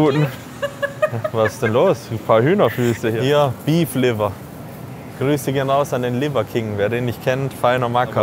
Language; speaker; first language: German; native; German